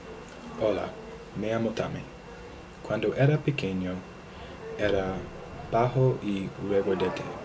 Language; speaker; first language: Spanish; non-native, learner; English